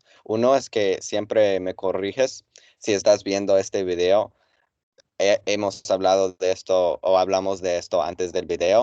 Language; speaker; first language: Spanish; non-native, fluent; English